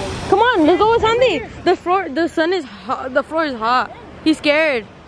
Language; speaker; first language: English; early bilingual, other home language; Spanish